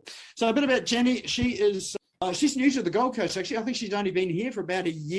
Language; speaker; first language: English; native; English